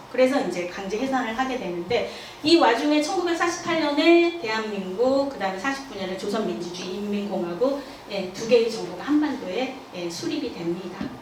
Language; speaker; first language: Korean; native; Korean